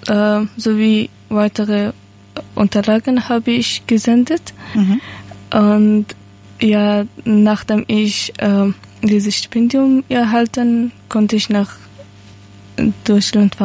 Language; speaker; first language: German; non-native, learner; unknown